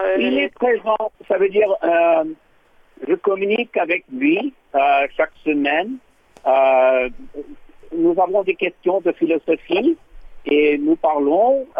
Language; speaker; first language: French; non-native, learner; English